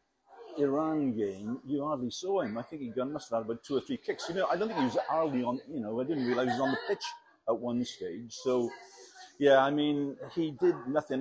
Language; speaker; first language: English; native; English